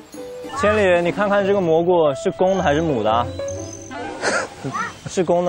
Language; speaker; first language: Chinese; native; Chinese